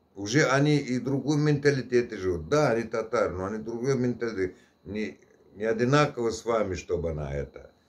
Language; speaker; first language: Russian; non-native, local second language; Turkmen